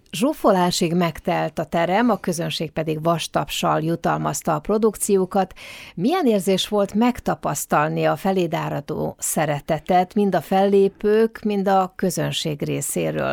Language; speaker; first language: Hungarian; native; Hungarian